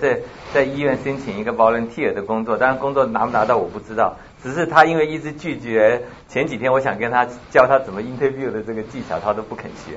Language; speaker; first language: Chinese; native; Chinese